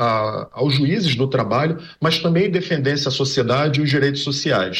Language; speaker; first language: Portuguese; native; Portuguese